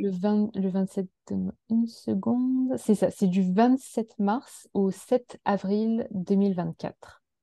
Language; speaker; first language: French; native; French